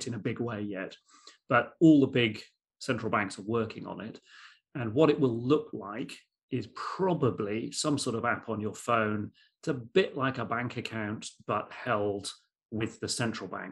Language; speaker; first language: English; native; English